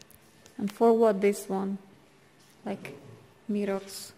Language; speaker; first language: English; non-native, learner; Russian